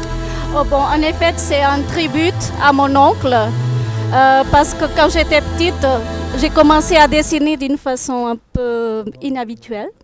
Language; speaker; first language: French; non-native, fluent; Portuguese